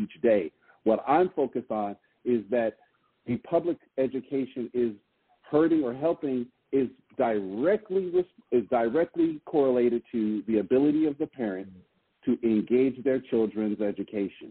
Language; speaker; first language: English; native; English